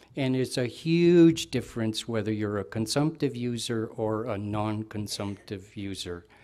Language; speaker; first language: English; native; English